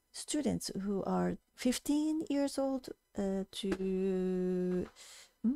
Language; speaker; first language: English; non-native, fluent; Japanese